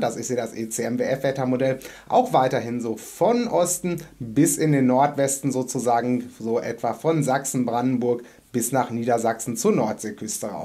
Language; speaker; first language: German; native; German